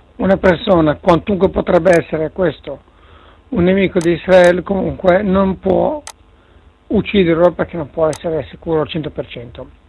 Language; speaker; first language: Italian; native; Italian